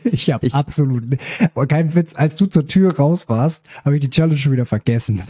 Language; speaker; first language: German; native; German